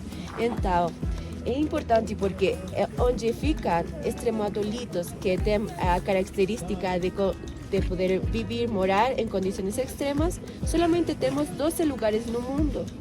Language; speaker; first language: Portuguese; non-native, fluent; Spanish